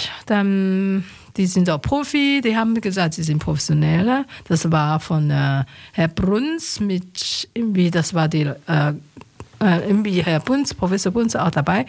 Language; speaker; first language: German; non-native, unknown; Chinese